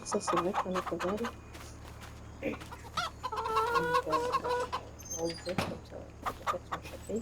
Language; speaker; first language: French; native; French